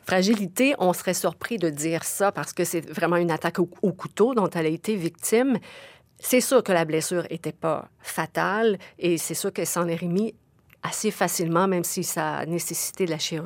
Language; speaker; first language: French; native; French